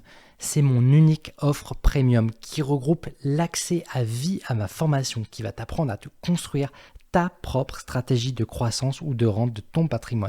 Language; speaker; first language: French; native; French